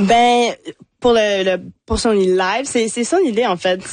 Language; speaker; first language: French; non-native, local second language; English